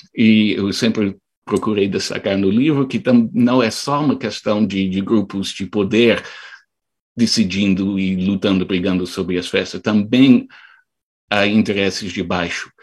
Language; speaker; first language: Portuguese; non-native, fluent; English